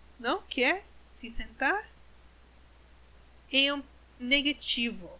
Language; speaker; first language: Portuguese; non-native, learner; English